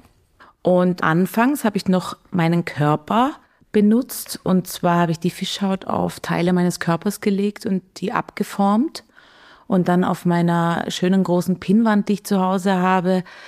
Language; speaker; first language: German; native; German